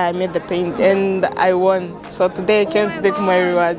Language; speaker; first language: English; non-native, local second language; Swahili